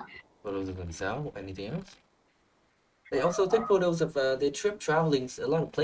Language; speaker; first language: English; non-native, fluent; Vietnamese